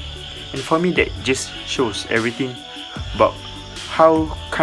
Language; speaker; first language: English; non-native, local second language; Malay